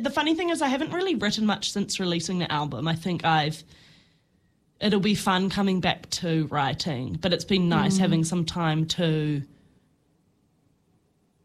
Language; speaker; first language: English; native; English